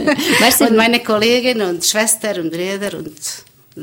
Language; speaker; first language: German; non-native, learner; Bosnian